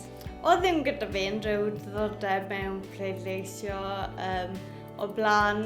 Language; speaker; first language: Welsh; native; Welsh